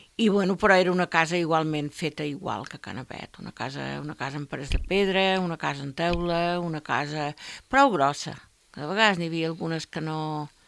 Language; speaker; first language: Catalan; native; Catalan